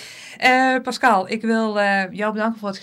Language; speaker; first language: Dutch; native; Dutch